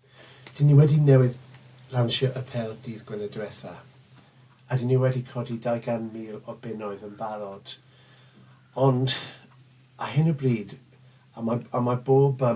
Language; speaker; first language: Welsh; non-native, local second language; English